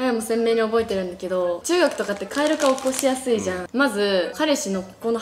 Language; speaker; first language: Japanese; native; Japanese